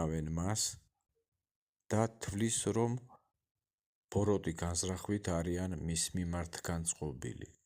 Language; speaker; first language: Georgian; native; Georgian